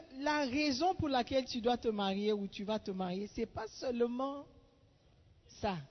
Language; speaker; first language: French; non-native, fluent; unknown